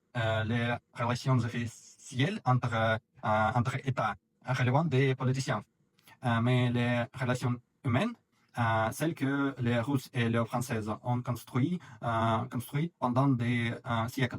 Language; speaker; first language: French; non-native, learner; Russian